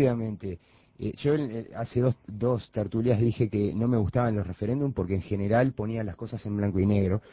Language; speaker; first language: Spanish; native; Spanish